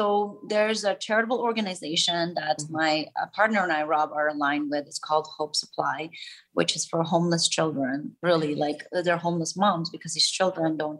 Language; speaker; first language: English; non-native, fluent; German